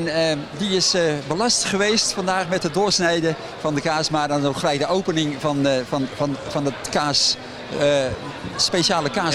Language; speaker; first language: Dutch; native; Dutch